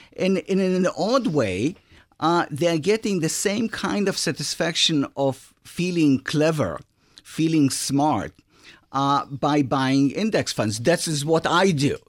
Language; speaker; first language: English; non-native, fluent; Hebrew